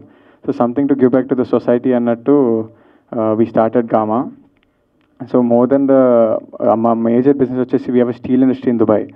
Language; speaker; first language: Telugu; native; Telugu